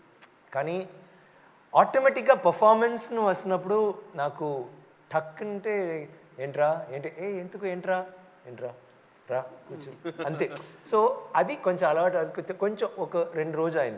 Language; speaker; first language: Telugu; non-native, local second language; Tamil